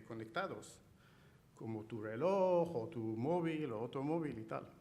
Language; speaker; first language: Spanish; non-native, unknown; Chinese